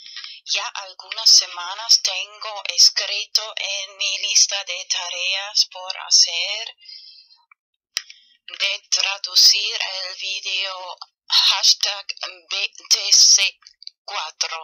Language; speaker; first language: Spanish; non-native, fluent; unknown